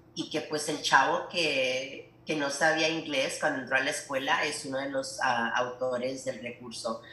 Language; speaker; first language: English; early bilingual, other home language; Spanish